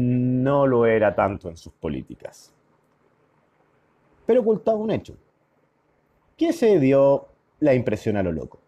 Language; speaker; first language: Spanish; native; Spanish